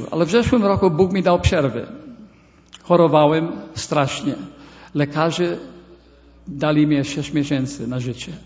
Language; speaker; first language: Polish; early bilingual, heritage; Polish